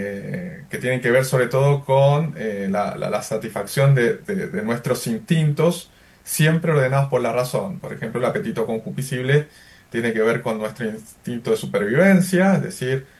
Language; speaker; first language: Spanish; native; Spanish